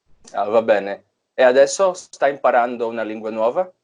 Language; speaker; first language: Italian; non-native, fluent; Portuguese